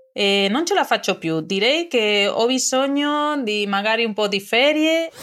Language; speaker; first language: Italian; non-native, fluent; Spanish